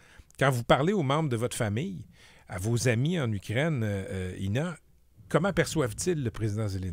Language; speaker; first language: French; native; French